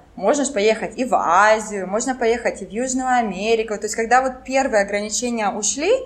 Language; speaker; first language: Russian; non-native, local second language; French